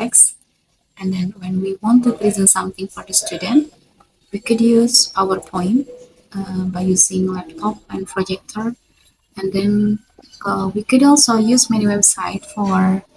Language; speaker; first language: English; non-native, fluent; Indonesian